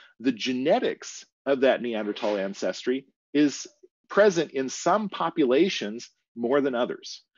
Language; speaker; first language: English; native; English